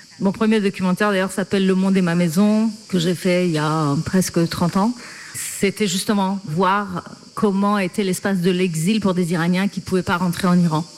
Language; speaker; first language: French; non-native, fluent; Persian